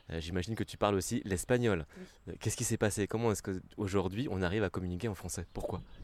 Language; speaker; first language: French; native; French